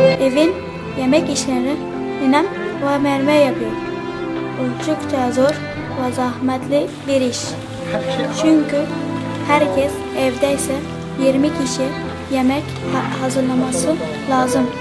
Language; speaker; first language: Turkish; early bilingual, other home language; Arabic